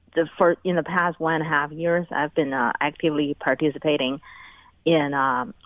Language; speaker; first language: English; non-native, fluent; Chinese